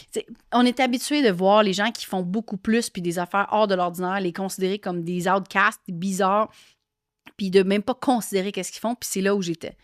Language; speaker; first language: French; native; French